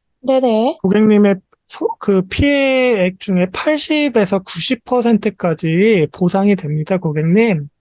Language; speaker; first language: Korean; native; Korean